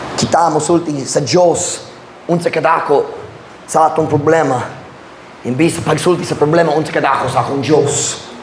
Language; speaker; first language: Cebuano; non-native, fluent; English